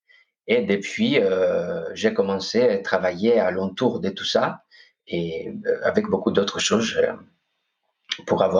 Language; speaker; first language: French; non-native, fluent; Greek